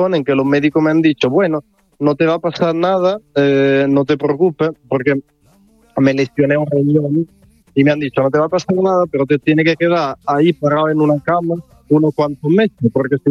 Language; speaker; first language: Spanish; non-native, fluent; Italian